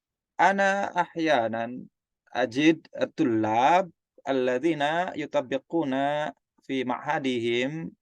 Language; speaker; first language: Arabic; non-native, fluent; Indonesian